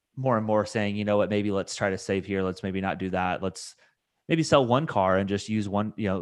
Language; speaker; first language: English; native; English